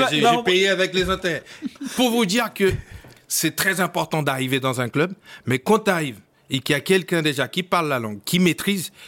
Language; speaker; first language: French; non-native, fluent; Portuguese